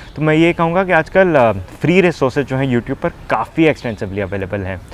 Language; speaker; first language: Hindi; native; Hindi